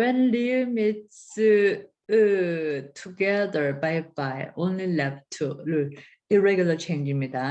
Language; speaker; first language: English; non-native, fluent; Korean